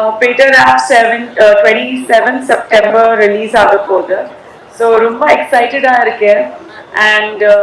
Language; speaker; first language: Tamil; non-native, learner; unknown